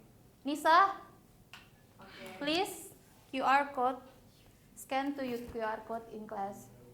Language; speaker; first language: English; non-native, learner; Indonesian